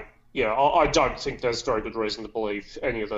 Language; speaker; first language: English; native; English